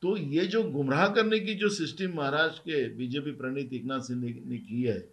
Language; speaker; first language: Hindi; non-native, local second language; Marathi